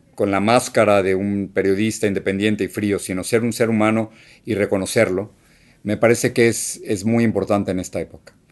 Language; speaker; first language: Spanish; native; Spanish